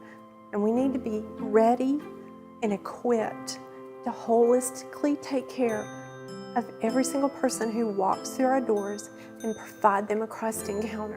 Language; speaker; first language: English; native; English